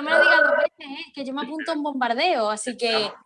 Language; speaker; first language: Spanish; native; Spanish